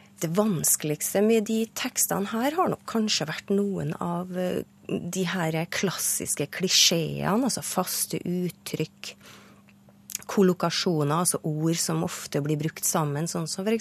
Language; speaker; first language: Norwegian; native; Norwegian